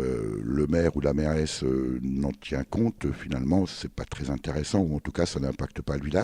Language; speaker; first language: French; native; French